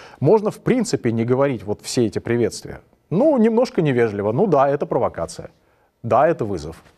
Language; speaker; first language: Russian; native; Russian